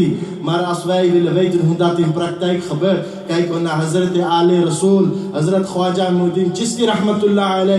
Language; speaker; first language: Dutch; early bilingual, heritage; Urdu